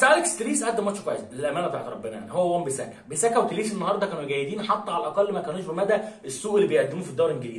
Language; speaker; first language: Arabic; native; Arabic